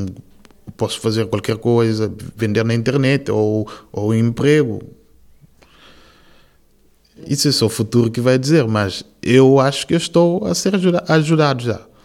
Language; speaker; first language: Portuguese; non-native, local second language; Kabuverdianu